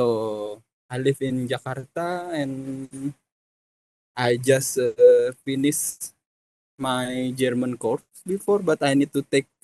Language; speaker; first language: English; non-native, fluent; Indonesian